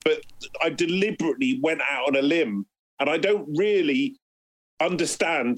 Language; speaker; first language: English; native; English